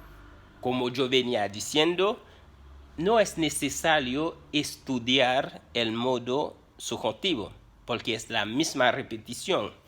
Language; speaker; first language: Spanish; non-native, fluent; Haitian Creole